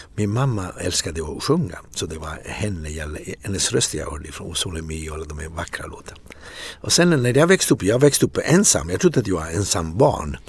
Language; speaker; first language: Swedish; non-native, fluent; Italian